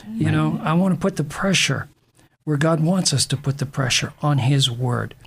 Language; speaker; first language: English; native; English